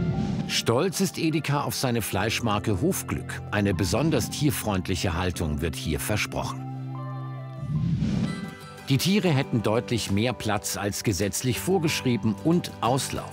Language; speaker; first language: German; native; German